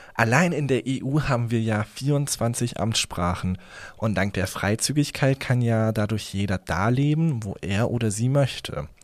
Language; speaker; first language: German; early bilingual, other home language; Hungarian